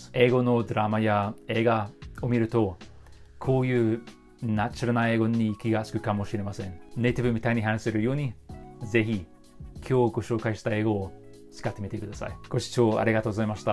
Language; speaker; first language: Japanese; non-native, fluent; English